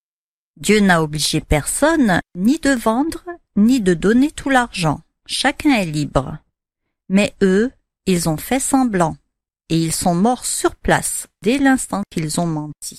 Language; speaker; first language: French; native; French